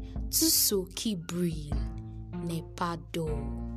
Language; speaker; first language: French; non-native, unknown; Yoruba